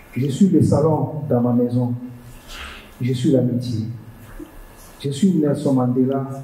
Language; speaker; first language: French; non-native, learner; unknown